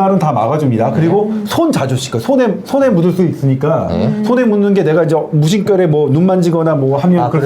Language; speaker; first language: Korean; native; Korean